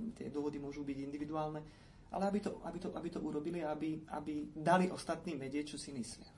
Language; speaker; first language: Slovak; native; Slovak